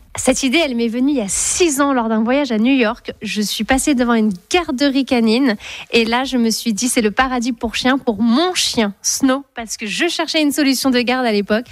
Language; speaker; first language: French; native; French